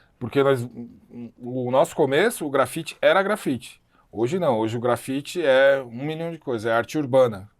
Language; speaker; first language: Portuguese; native; Portuguese